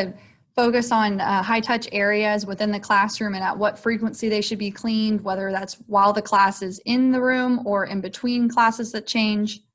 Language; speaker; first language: English; native; English